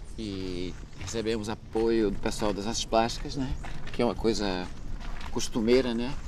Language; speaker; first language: Portuguese; early bilingual, other home language; English